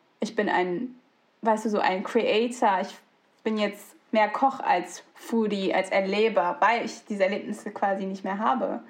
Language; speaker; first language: German; early bilingual, other home language; Turkish